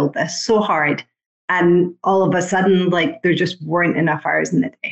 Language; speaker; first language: English; native; English